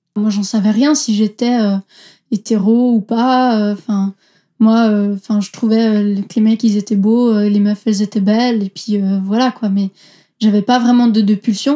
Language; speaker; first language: French; native; French